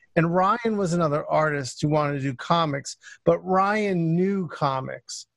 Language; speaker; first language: English; native; English